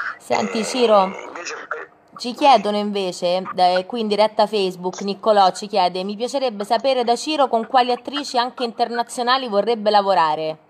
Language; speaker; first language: Italian; native; Italian